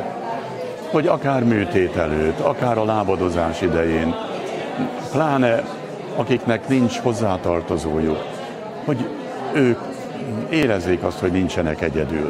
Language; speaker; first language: Hungarian; native; Hungarian